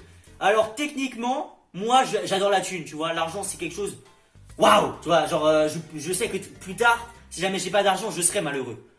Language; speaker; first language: French; native; French